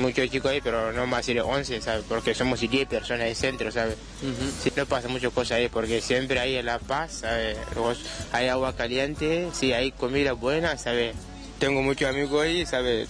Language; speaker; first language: Spanish; non-native, learner; Wolof